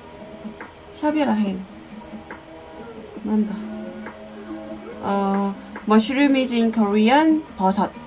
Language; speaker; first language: English; non-native, learner; Korean